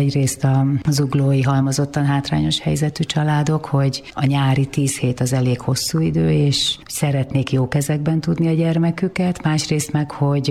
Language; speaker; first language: Hungarian; native; Hungarian